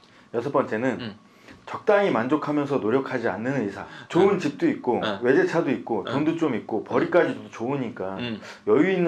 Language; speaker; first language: Korean; native; Korean